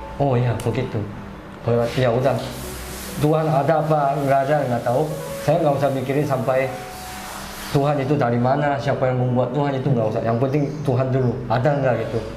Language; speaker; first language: Indonesian; non-native, fluent; Korean